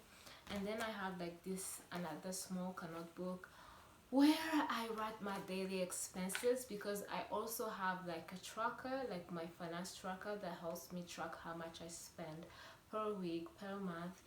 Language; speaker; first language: English; non-native, local second language; Kinyarwanda